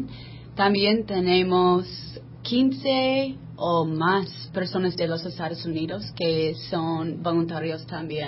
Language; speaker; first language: Spanish; non-native, learner; English